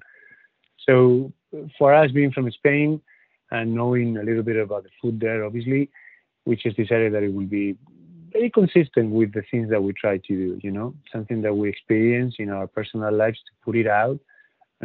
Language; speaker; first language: English; non-native, fluent; Spanish